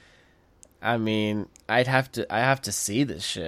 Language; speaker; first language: English; early bilingual, other home language; Spanish